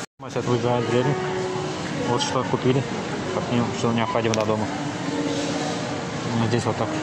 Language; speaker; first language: Russian; non-native, learner; Azerbaijani